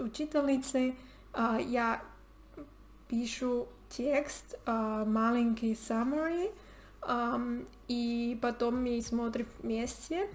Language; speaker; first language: Russian; non-native, learner; Spanish